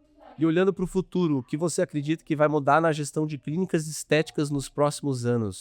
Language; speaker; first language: Portuguese; native; Portuguese